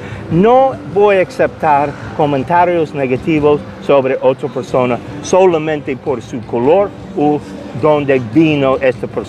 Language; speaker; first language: Spanish; non-native, learner; English